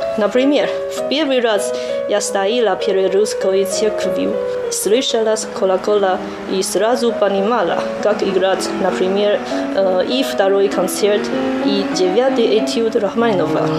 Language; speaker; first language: Russian; non-native, learner; Chinese